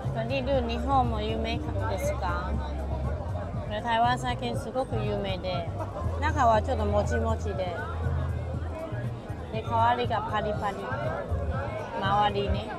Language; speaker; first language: Japanese; non-native, fluent; Chinese